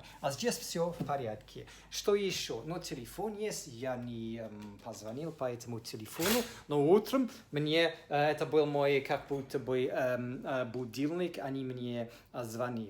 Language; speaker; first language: Russian; non-native, fluent; English